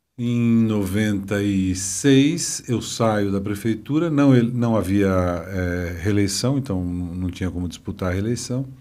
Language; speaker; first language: Portuguese; native; Portuguese